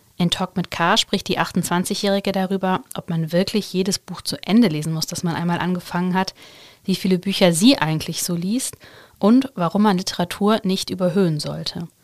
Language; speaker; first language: German; native; German